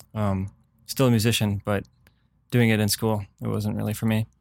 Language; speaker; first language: English; native; English